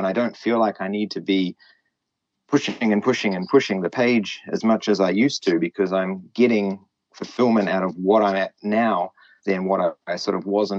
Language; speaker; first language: English; native; English